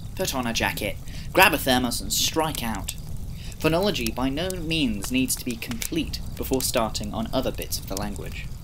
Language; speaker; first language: English; early bilingual, other home language; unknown